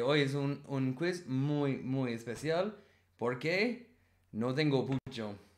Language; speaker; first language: Spanish; non-native, learner; English